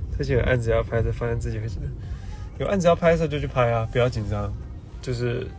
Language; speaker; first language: Chinese; native; Chinese